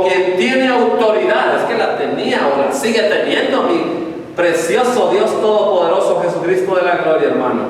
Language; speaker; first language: Spanish; native; Spanish